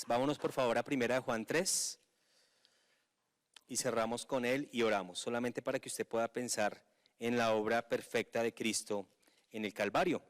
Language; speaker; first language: Spanish; native; Spanish